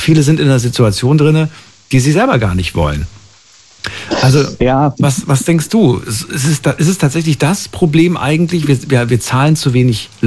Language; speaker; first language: German; native; German